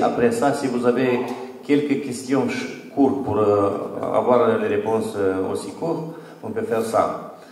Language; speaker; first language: French; non-native, fluent; Romanian